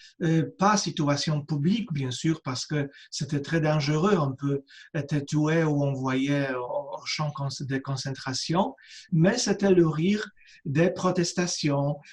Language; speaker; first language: French; non-native, fluent; Polish